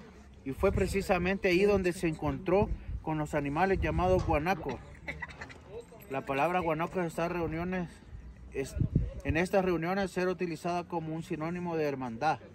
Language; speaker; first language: Spanish; native; Spanish